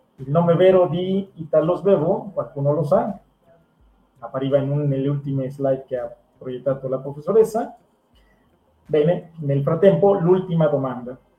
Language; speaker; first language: Italian; non-native, fluent; Spanish